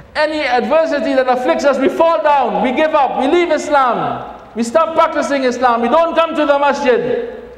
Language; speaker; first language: English; native; English